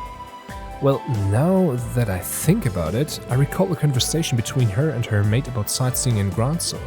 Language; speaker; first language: English; non-native, fluent; German